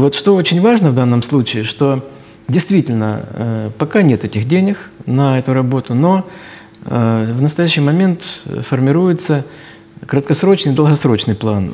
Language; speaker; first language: Russian; native; Russian